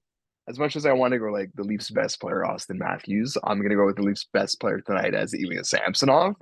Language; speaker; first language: English; native; English